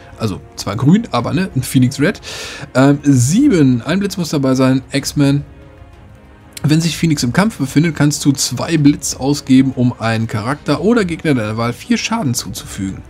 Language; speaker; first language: German; native; German